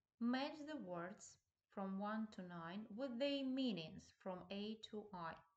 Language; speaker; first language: English; non-native, fluent; Ukrainian